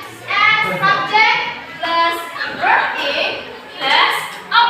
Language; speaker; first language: English; non-native, learner; Indonesian